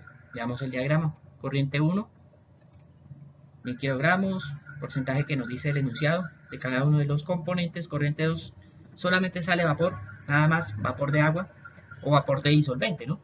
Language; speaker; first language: Spanish; native; Spanish